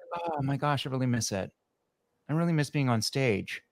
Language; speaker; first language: English; native; English